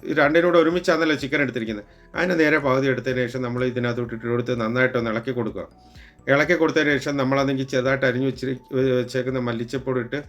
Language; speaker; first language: Malayalam; native; Malayalam